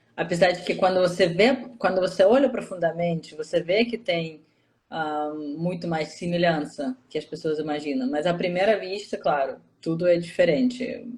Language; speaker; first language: Portuguese; non-native, fluent; Russian